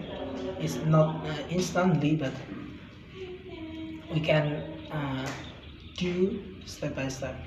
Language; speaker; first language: English; non-native, learner; Indonesian